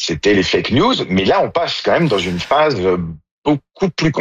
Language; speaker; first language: French; native; French